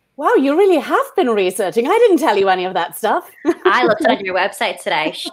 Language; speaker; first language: English; native; English